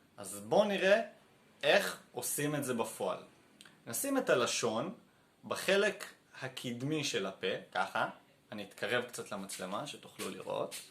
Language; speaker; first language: Hebrew; native; Hebrew